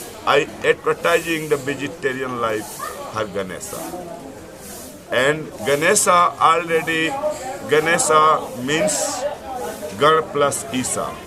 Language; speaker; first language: English; non-native, learner; Hindi